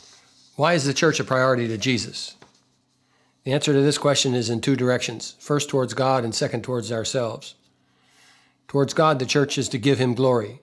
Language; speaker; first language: English; native; English